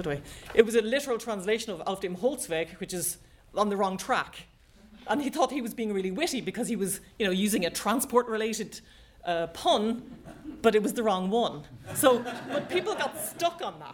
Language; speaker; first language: English; native; English